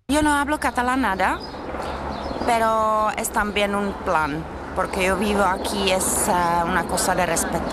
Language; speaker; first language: Spanish; non-native, learner; Czech